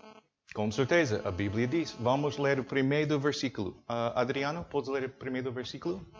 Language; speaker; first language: Portuguese; non-native, learner; English